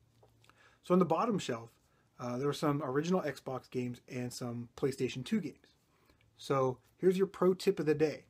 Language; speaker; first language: English; native; English